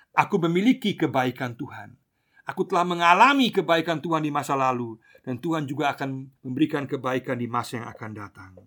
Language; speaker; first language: Indonesian; non-native, fluent; German